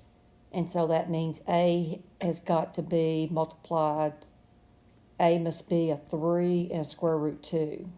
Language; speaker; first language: English; native; English